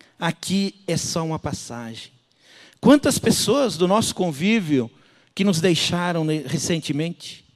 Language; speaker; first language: Portuguese; native; Portuguese